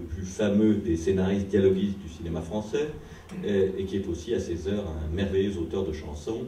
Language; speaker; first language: French; native; French